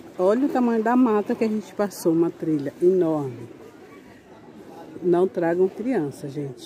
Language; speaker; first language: Portuguese; native; Portuguese